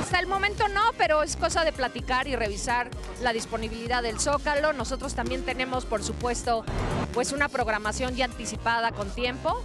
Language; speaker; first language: Spanish; native; Spanish